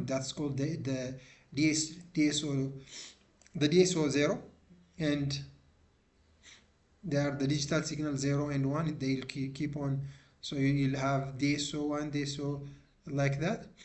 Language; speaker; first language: English; non-native, local second language; Amharic